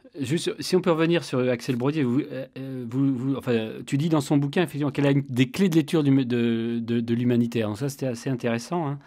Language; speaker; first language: French; native; French